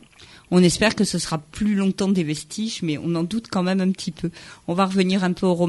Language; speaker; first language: French; native; French